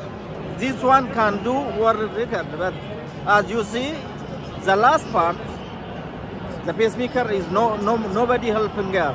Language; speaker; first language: English; non-native, learner; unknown